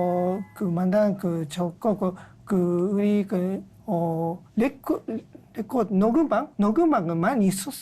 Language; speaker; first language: Korean; non-native, learner; Japanese